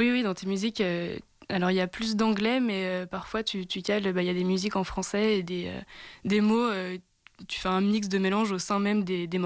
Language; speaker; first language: French; native; French